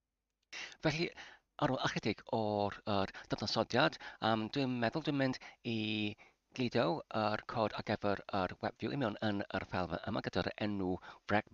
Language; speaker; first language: Welsh; non-native, learner; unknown